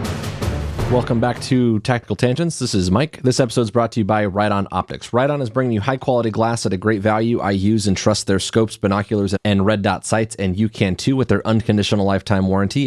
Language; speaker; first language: English; native; English